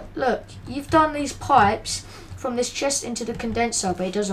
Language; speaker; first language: English; native; English